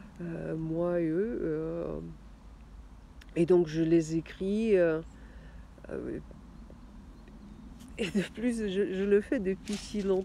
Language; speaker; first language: French; non-native, fluent; Russian